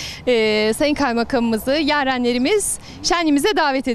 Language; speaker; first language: Turkish; native; Turkish